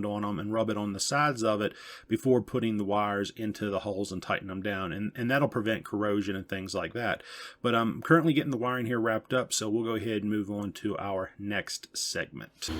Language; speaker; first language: English; native; English